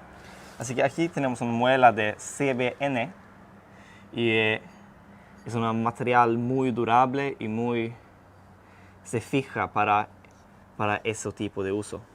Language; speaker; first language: Spanish; non-native, fluent; Swedish